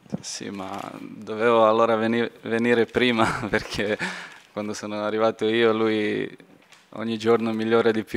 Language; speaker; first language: Italian; non-native, fluent; Serbian